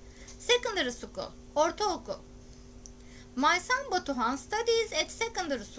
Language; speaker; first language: English; non-native, fluent; Turkish